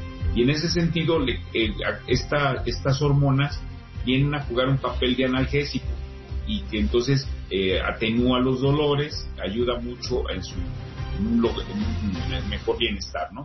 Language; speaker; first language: Spanish; native; Spanish